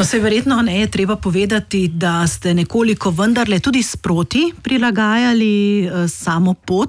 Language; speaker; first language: Slovenian; native; Slovenian